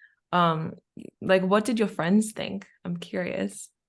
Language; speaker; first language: English; native; English